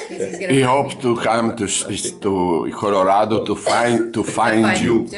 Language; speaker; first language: English; non-native, fluent; Italian